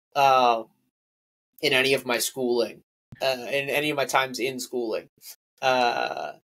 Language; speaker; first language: English; native; English